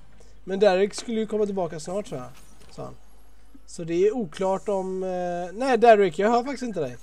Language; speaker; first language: Swedish; native; Swedish